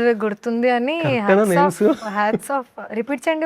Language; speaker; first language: Telugu; non-native, learner; Hindi